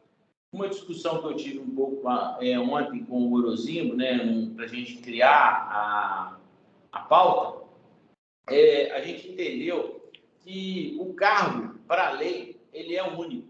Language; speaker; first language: Portuguese; native; Portuguese